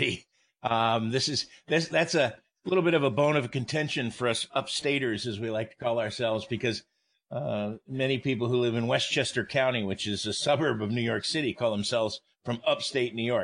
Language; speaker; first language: English; native; English